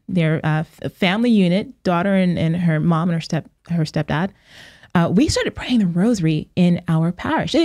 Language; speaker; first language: English; native; English